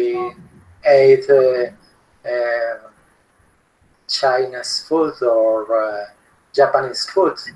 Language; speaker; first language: English; non-native, learner; Spanish